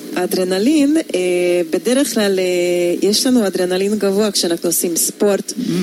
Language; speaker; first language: Hebrew; non-native, fluent; Hungarian